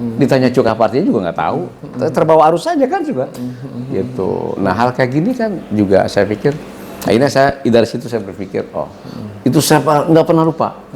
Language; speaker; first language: Indonesian; non-native, local second language; Sundanese